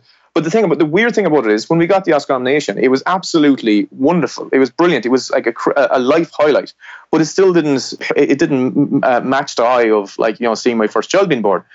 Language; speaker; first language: English; native; English